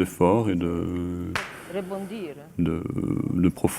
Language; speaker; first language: French; native; French